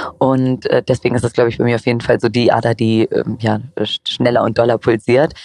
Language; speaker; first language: German; early bilingual, other home language; Greek